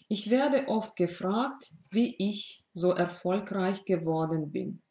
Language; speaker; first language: German; non-native, fluent; Russian